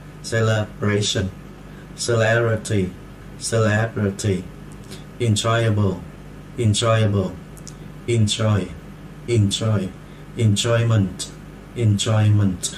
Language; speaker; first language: English; non-native, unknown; Vietnamese